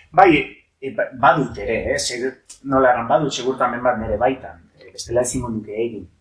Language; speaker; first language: Basque; non-native, local second language; French